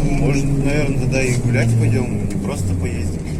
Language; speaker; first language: Russian; native; Russian